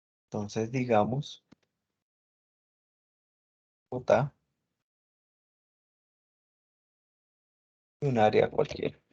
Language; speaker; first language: Spanish; native; Spanish